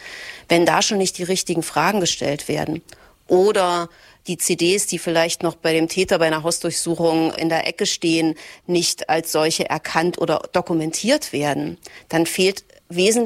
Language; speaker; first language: German; native; German